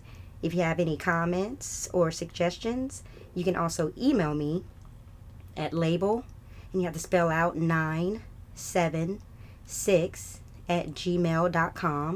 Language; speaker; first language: English; native; English